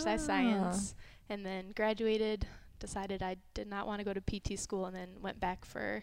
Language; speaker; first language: English; native; English